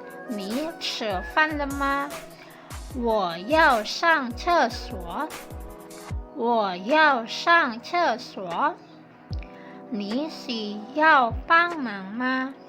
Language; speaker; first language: Chinese; non-native, fluent; Indonesian